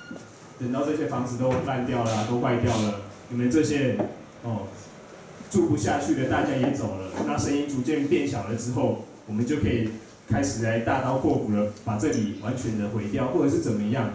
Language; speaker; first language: Chinese; native; Chinese